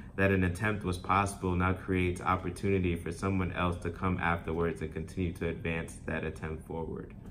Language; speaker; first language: English; native; English